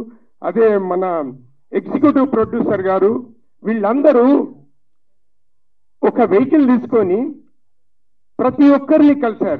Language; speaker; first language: Telugu; native; Telugu